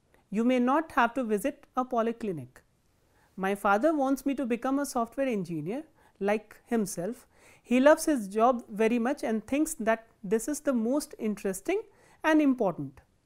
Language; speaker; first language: English; non-native, local second language; Hindi